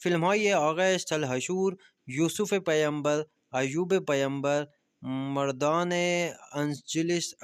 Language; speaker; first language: Persian; non-native, fluent; Urdu